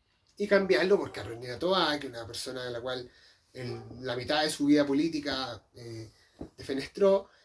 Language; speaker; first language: Spanish; native; Spanish